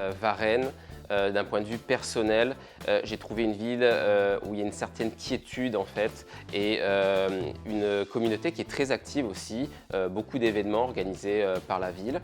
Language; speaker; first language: French; native; French